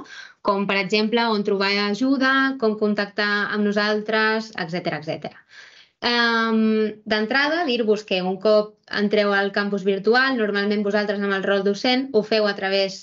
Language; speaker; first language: Catalan; native; Catalan